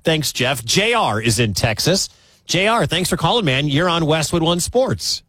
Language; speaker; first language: English; native; English